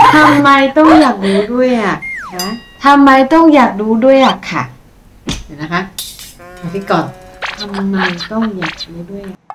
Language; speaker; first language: Thai; non-native, fluent; Chinese